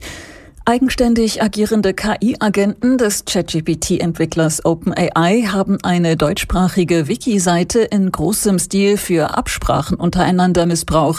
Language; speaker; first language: German; native; German